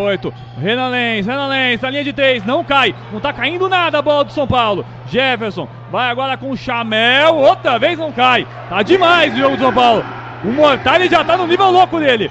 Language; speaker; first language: Portuguese; native; Portuguese